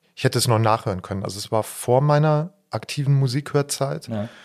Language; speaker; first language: German; native; German